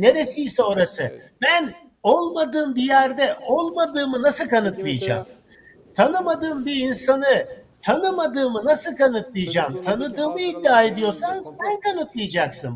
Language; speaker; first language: Turkish; native; Turkish